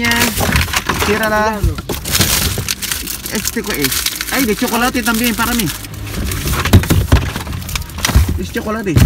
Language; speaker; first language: Spanish; non-native, learner; Filipino